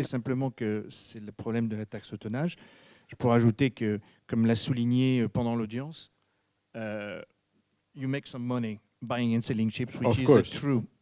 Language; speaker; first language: French; native; French